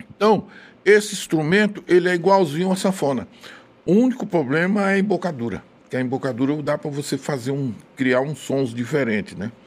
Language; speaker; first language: Portuguese; native; Portuguese